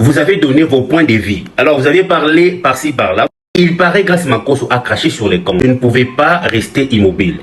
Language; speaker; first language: French; non-native, local second language; Lingala